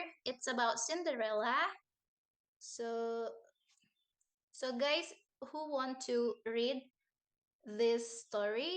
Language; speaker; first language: English; non-native, learner; Indonesian